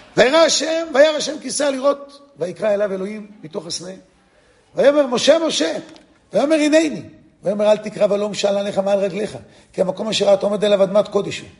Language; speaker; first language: Hebrew; non-native, fluent; English